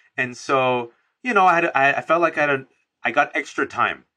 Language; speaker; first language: English; native; English